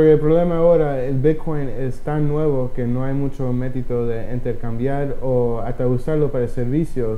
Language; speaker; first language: Spanish; early bilingual, heritage; Spanish